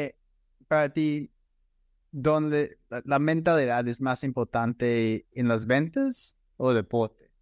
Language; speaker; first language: Spanish; non-native, fluent; English